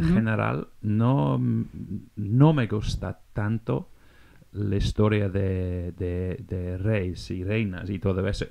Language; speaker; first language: Spanish; non-native, fluent; English